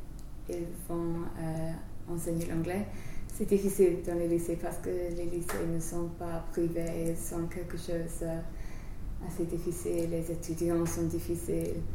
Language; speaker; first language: French; non-native, learner; English